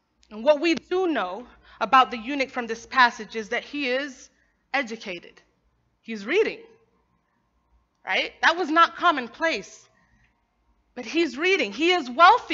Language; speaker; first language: English; native; English